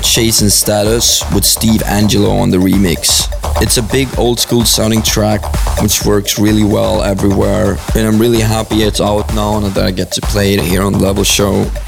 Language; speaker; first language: English; non-native, fluent; Swedish